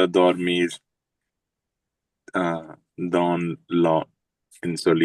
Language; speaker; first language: French; non-native, learner; Hindi